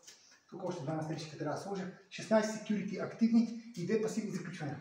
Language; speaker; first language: Bulgarian; native; Bulgarian